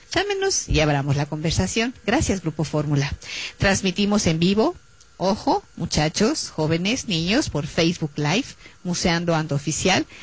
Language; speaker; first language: Spanish; native; Spanish